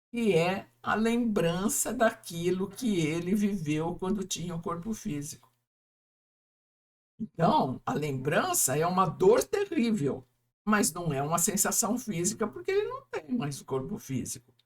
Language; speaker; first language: Portuguese; native; Portuguese